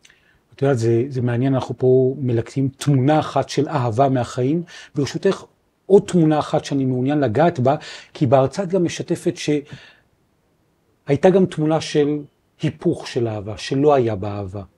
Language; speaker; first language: Hebrew; native; Hebrew